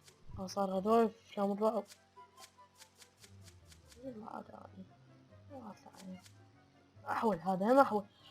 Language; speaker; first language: Arabic; native; Arabic